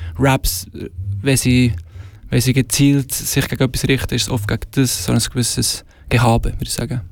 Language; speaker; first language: German; native; German